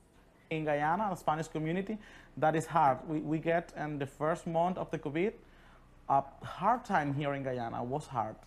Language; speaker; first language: English; non-native, learner; Spanish